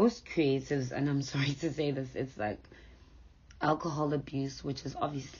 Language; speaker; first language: English; non-native, local second language; Zulu